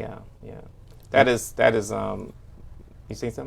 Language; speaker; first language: English; native; English